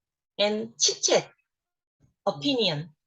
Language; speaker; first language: English; non-native, learner; Korean